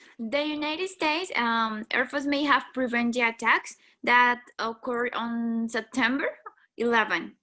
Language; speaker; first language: English; non-native, learner; Spanish